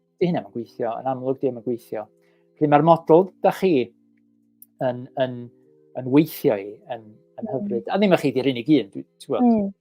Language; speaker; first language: Welsh; native; Welsh